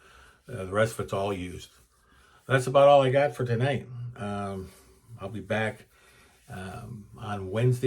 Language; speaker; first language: English; native; English